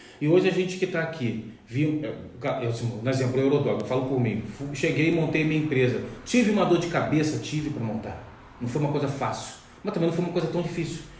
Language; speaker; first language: Portuguese; native; Portuguese